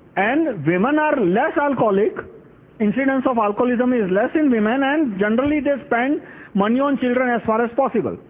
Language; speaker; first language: English; non-native, local second language; Gujarati